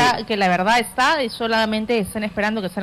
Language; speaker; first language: Spanish; native; Spanish